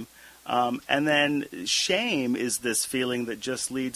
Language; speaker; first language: English; native; English